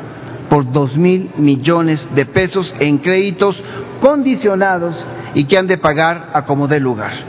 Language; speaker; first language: Spanish; native; Spanish